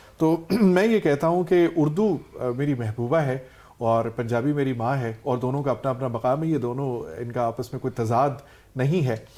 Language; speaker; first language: Urdu; non-native, local second language; Punjabi